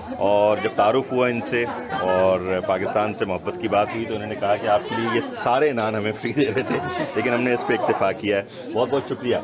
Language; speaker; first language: Urdu; native; Urdu